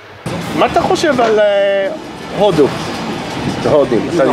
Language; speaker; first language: Hebrew; non-native, fluent; English